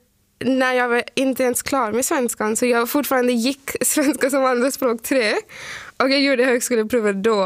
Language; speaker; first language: Swedish; non-native, fluent; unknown